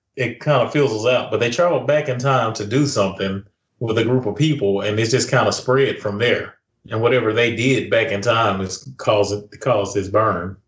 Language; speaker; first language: English; native; English